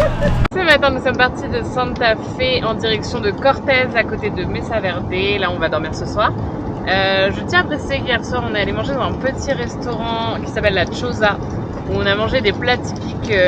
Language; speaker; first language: French; native; French